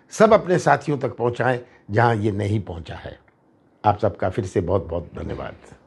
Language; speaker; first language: Hindi; native; Hindi